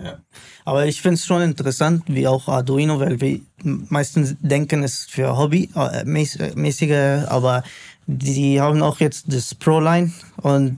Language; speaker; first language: German; non-native, fluent; Arabic